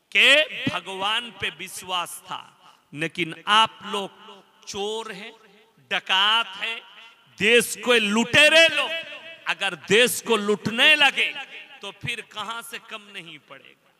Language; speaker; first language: Hindi; non-native, local second language; Bangla